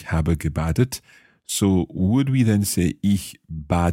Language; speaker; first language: German; non-native, learner; English